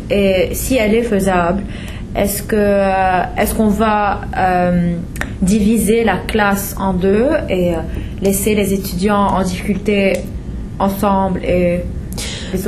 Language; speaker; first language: French; non-native, fluent; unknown